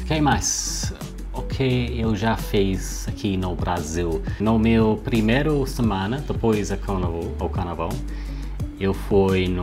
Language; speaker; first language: Portuguese; non-native, learner; English